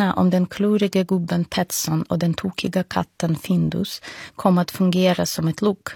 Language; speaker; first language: Swedish; non-native, fluent; Russian